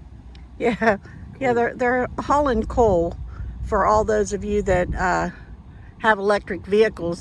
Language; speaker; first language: English; native; English